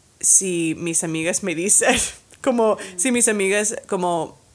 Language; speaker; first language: Spanish; non-native, fluent; English